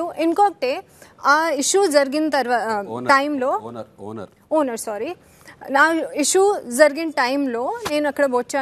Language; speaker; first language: Telugu; non-native, learner; Hindi